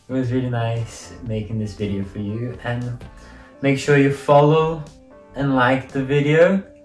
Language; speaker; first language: English; non-native, fluent; Portuguese